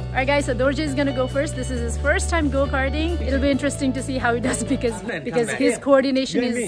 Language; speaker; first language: English; non-native, local second language; Nepali